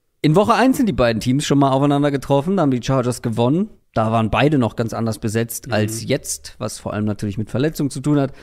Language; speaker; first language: German; native; German